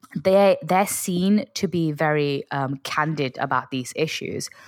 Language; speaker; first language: English; native; English